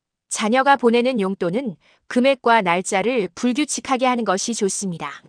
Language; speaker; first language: Korean; native; Korean